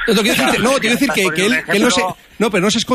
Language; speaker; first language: Spanish; native; Spanish